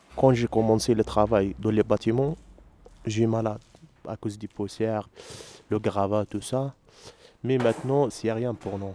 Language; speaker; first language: French; non-native, learner; Arabic